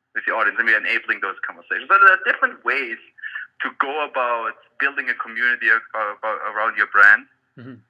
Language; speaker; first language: English; non-native, fluent; German